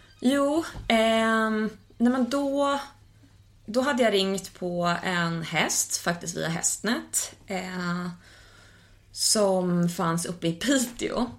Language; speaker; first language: Swedish; native; Swedish